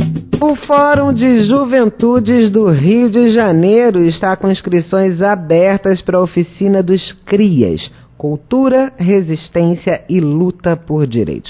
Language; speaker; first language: Portuguese; native; Portuguese